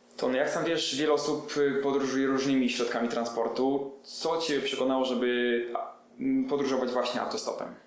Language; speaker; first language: Polish; native; Polish